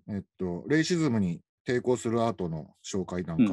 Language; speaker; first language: Japanese; native; Japanese